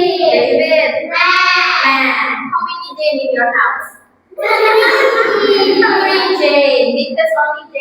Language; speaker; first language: English; non-native, fluent; Indonesian